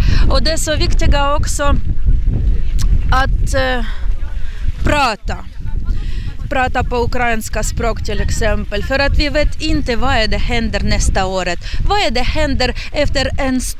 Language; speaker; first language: Swedish; non-native, learner; Ukrainian